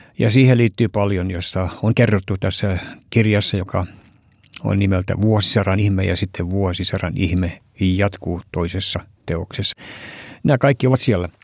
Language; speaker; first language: Finnish; early bilingual, heritage; Finnish